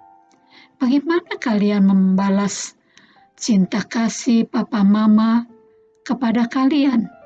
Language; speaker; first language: Indonesian; native; Indonesian